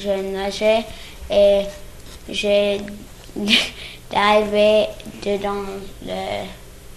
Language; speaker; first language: French; early bilingual, other home language; English